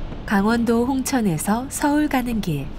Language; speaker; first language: Korean; native; Korean